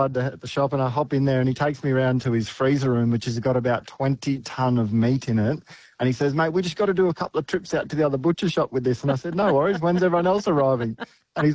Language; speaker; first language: English; native; English